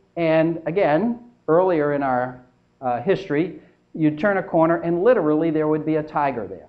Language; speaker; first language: English; native; English